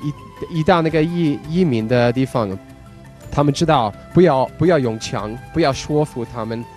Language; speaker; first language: Chinese; non-native, fluent; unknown